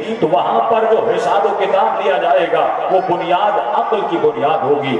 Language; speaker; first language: Urdu; non-native, local second language; Sindhi